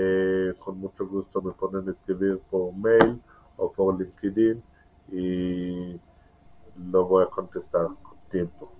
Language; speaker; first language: Spanish; non-native, learner; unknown